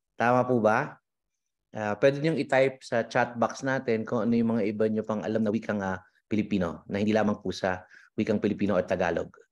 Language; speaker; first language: Filipino; native; Filipino